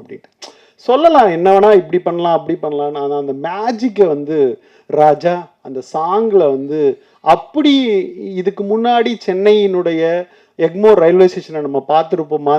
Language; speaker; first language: Tamil; native; Tamil